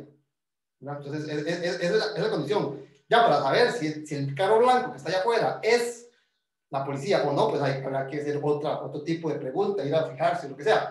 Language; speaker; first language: Spanish; native; Spanish